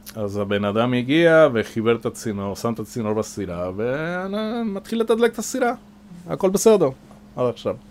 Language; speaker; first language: Hebrew; non-native, fluent; Spanish